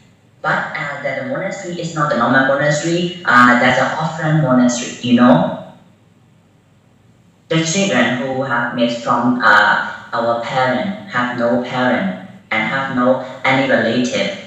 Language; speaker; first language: English; non-native, learner; Burmese